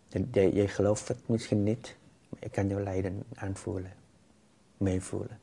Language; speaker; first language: Dutch; non-native, fluent; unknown